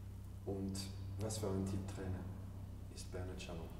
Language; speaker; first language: German; non-native, learner; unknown